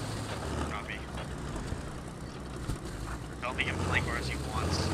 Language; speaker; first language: English; native; English